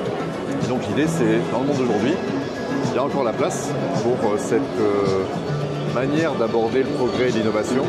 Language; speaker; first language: French; native; French